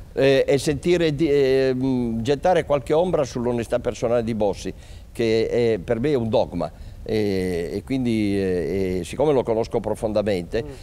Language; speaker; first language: Italian; native; Italian